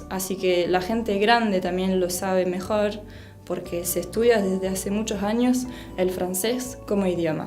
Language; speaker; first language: Spanish; non-native, fluent; French